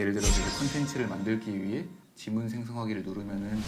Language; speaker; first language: Korean; native; Korean